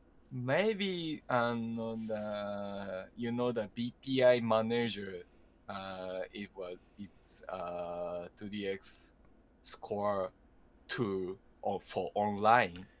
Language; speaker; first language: English; non-native, learner; Japanese